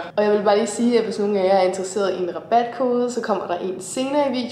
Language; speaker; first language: Danish; native; Danish